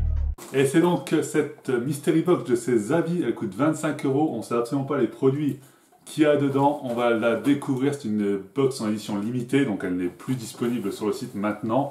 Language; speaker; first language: French; native; French